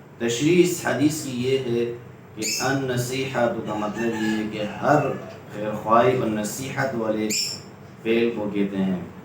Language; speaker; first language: Urdu; non-native, local second language; Pashto